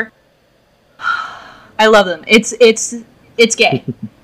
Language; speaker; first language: English; native; English